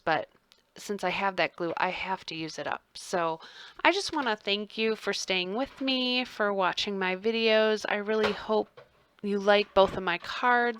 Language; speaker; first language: English; native; English